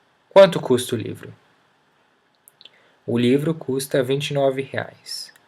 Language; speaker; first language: Portuguese; non-native, fluent; English